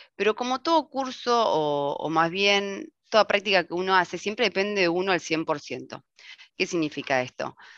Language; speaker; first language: Spanish; native; Spanish